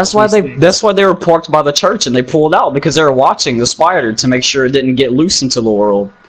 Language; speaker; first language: English; native; English